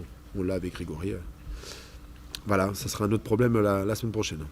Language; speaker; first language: French; native; French